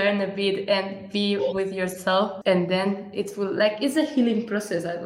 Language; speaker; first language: English; non-native, fluent; Catalan